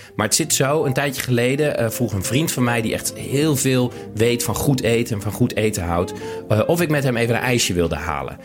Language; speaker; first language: Dutch; native; Dutch